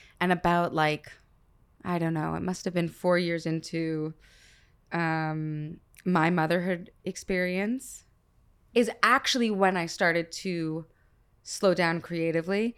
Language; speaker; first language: English; early bilingual, other home language; Hebrew